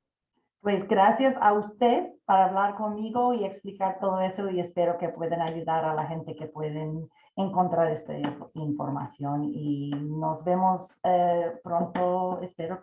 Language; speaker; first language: Spanish; non-native, fluent; English